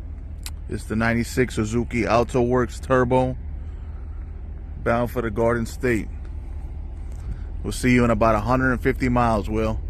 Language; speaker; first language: English; native; English